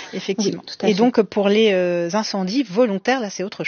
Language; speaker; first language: French; native; French